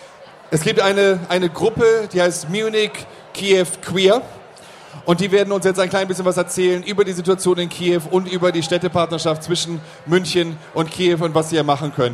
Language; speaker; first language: German; native; German